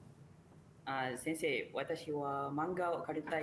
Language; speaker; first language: Japanese; non-native, learner; Malay